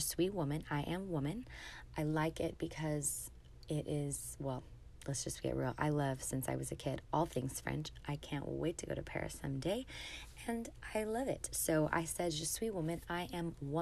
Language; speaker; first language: English; native; English